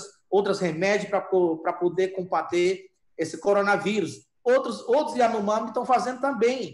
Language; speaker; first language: Portuguese; non-native, local second language; Yanomámi